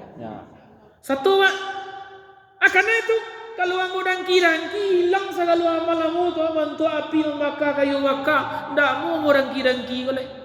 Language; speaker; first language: Malay; non-native, local second language; Minangkabau